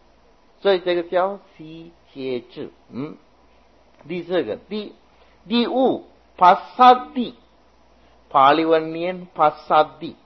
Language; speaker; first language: Chinese; non-native, fluent; Sinhala